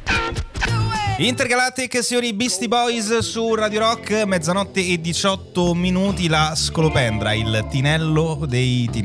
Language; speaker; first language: Italian; native; Italian